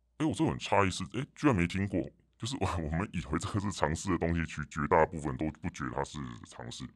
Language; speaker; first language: Chinese; native; Chinese